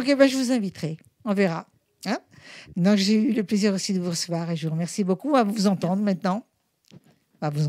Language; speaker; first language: French; native; French